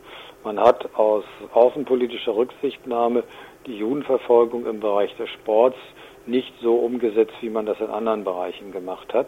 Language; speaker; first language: German; native; German